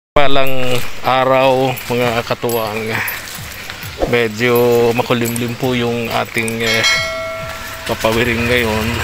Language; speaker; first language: Filipino; native; Filipino